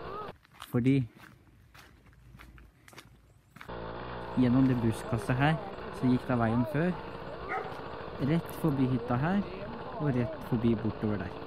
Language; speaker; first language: Norwegian; native; Norwegian